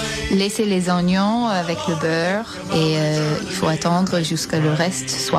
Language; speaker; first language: French; non-native, fluent; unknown